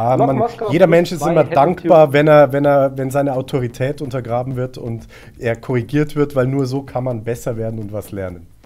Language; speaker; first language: German; native; German